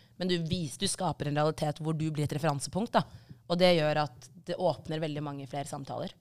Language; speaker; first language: Norwegian; early bilingual, other home language; Tigrinya